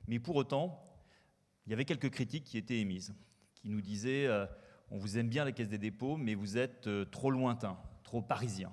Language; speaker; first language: French; native; French